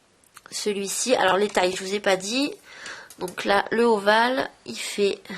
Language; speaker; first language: French; native; French